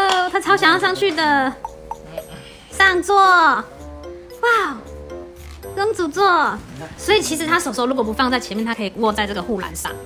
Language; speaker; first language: Chinese; native; Chinese